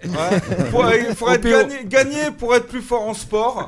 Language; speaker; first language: French; native; French